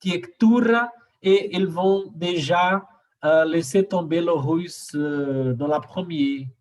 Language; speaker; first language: French; non-native, learner; Portuguese